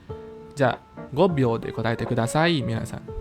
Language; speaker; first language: Japanese; non-native, fluent; Indonesian